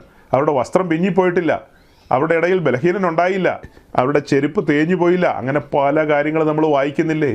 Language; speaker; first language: Malayalam; native; Malayalam